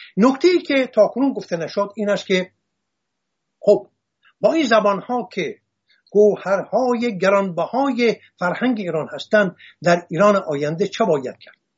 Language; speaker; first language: Persian; non-native, local second language; Assyrian Neo-Aramaic